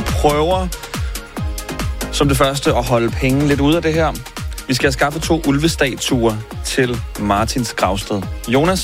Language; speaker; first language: Danish; native; Danish